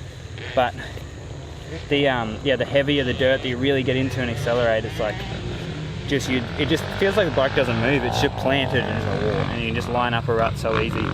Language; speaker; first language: English; native; English